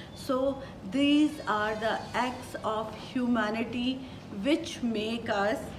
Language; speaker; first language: English; non-native, local second language; Punjabi